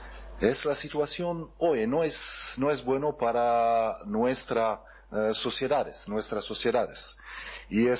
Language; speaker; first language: Spanish; non-native, learner; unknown